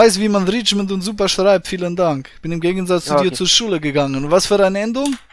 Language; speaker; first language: German; native; German